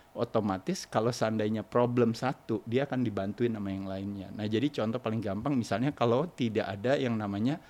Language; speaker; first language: Indonesian; native; Indonesian